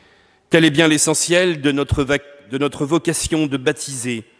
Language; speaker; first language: French; native; French